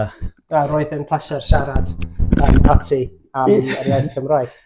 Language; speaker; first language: Welsh; non-native, fluent; English